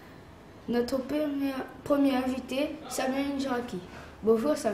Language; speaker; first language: French; native; French